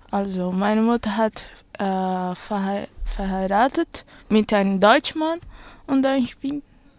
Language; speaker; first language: German; non-native, learner; Portuguese